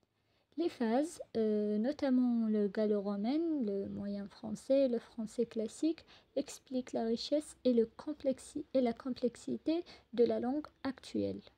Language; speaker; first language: French; non-native, local second language; Arabic